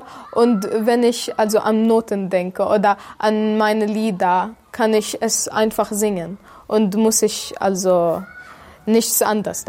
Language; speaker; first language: German; non-native, fluent; Arabic